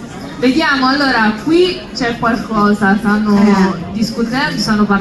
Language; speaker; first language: Italian; non-native, fluent; Spanish